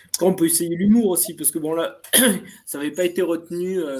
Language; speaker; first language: French; native; French